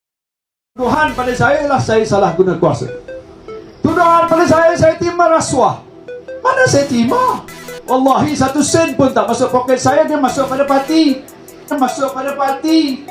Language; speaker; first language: Malay; native; Malay